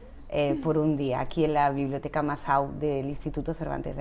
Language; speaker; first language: Spanish; native; Spanish